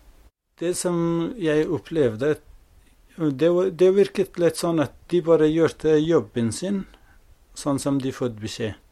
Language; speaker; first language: Norwegian; non-native, fluent; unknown